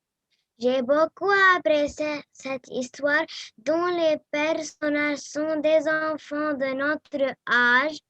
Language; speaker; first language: French; non-native, learner; Arabic